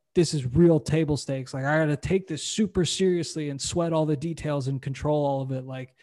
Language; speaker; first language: English; native; English